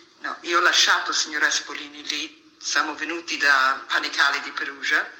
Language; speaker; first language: Italian; non-native, fluent; English